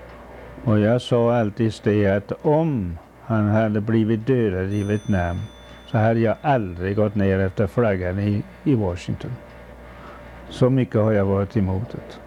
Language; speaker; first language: Swedish; early bilingual, heritage; Swedish